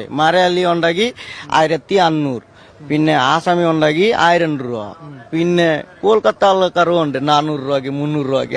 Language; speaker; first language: Malayalam; non-native, learner; Bangla